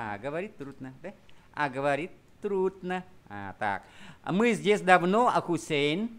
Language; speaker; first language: Russian; non-native, fluent; Vietnamese